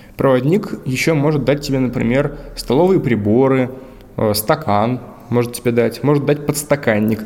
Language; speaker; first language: Russian; native; Russian